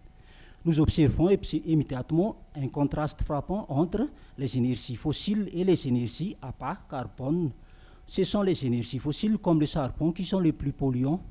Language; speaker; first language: French; non-native, local second language; Malagasy